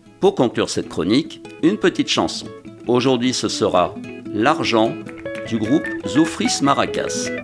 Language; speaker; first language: French; native; French